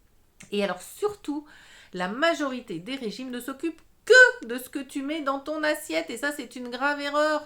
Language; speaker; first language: French; native; French